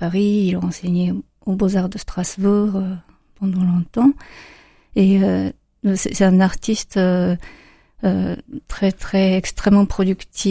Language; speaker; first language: French; non-native, fluent; Japanese